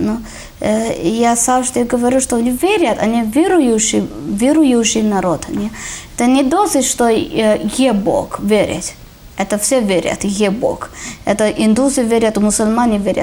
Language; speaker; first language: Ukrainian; non-native, learner; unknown